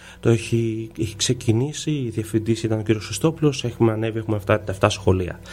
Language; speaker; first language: Greek; early bilingual, heritage; Greek